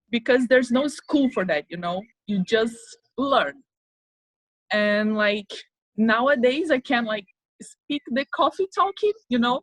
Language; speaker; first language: English; non-native, fluent; Portuguese